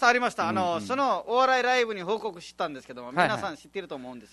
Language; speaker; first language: Japanese; non-native, fluent; Nepali